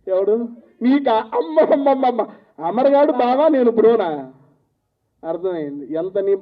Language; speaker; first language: Telugu; native; Telugu